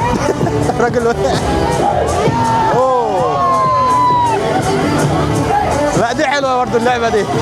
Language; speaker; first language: Arabic; native; Arabic